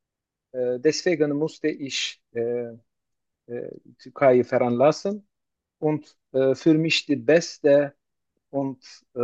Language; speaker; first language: German; non-native, learner; Turkish